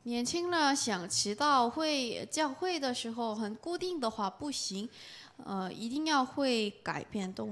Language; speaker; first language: Chinese; non-native, fluent; Korean